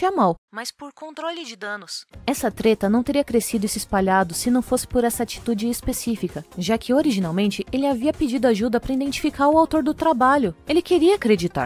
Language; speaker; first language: Portuguese; native; Portuguese